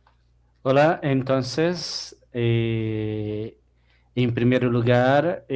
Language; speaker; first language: Spanish; non-native, fluent; Portuguese